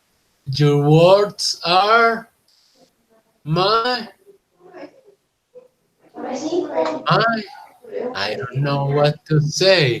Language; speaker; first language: English; non-native, learner; Spanish